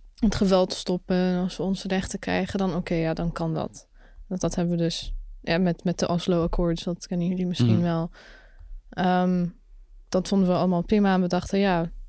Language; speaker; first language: Dutch; early bilingual, other home language; Arabic